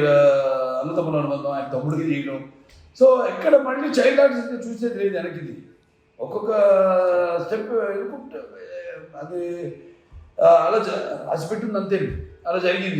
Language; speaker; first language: Telugu; native; Telugu